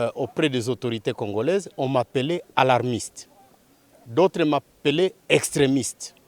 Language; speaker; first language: French; non-native, local second language; Swahili